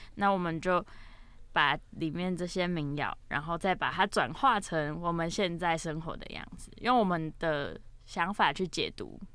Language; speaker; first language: Chinese; native; Chinese